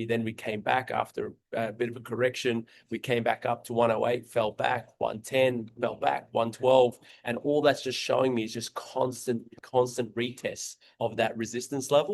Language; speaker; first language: English; native; English